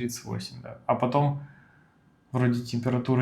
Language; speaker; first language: Russian; native; Russian